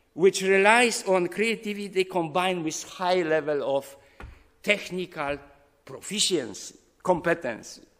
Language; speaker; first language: English; non-native, fluent; Polish